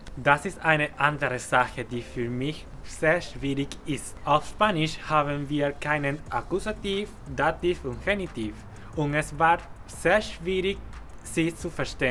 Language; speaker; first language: German; non-native, fluent; Spanish